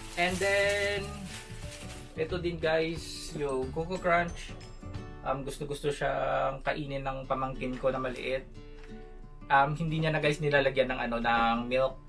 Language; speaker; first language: Filipino; non-native, local second language; Hiligaynon